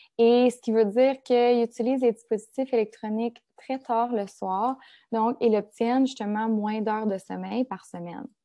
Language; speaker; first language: French; native; French